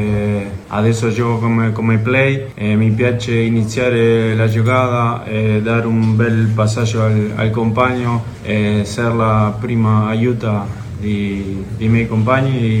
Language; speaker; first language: Italian; non-native, learner; Spanish